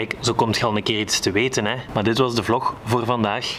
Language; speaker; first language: Dutch; native; Dutch